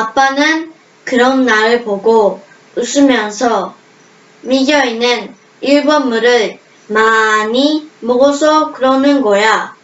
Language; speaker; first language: Korean; early bilingual, heritage; Korean